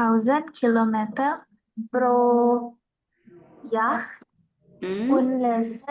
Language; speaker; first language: German; non-native, learner; Indonesian